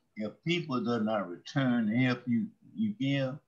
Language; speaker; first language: English; native; English